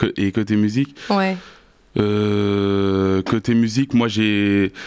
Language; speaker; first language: French; native; French